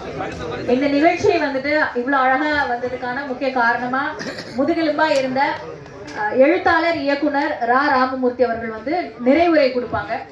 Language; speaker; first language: Tamil; native; Tamil